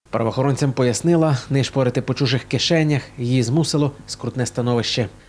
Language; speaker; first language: Ukrainian; native; Ukrainian